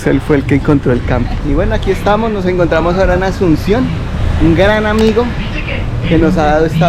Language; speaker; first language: Spanish; native; Spanish